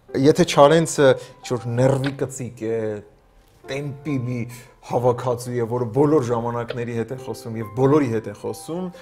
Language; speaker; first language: Armenian; native; Armenian